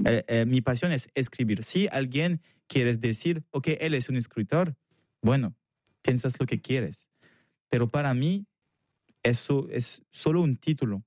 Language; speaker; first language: Spanish; non-native, learner; French